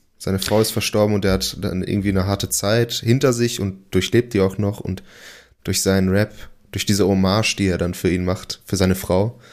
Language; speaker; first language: German; early bilingual, other home language; Portuguese